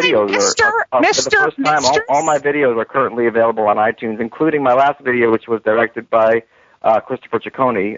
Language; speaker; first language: English; native; English